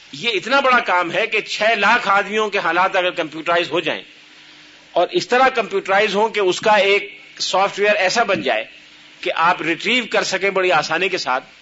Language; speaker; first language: Urdu; native; Urdu